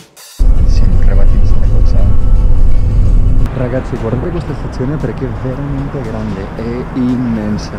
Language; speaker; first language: Italian; non-native, fluent; Spanish